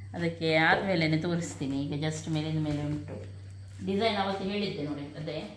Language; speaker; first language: Kannada; non-native, local second language; Konkani